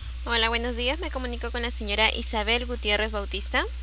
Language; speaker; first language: Spanish; native; Spanish